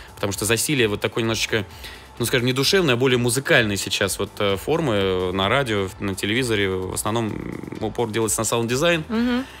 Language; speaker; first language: Russian; native; Russian